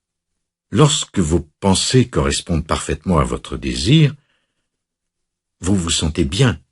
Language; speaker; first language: French; native; French